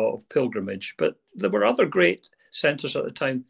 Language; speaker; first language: English; native; English